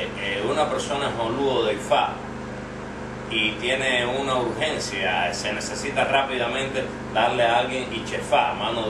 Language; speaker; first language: Spanish; native; Spanish